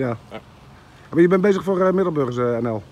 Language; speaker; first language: Dutch; native; Dutch